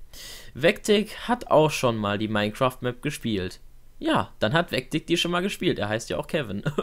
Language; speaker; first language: German; native; German